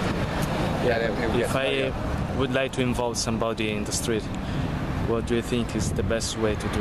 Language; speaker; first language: English; non-native, fluent; Italian